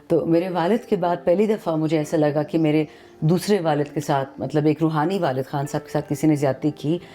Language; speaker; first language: Urdu; non-native, local second language; Pashto